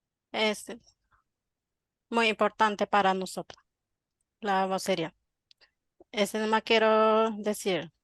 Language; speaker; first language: Spanish; non-native, local second language; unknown